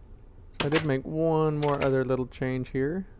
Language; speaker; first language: English; native; English